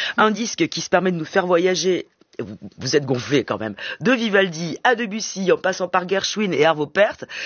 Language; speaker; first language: French; native; French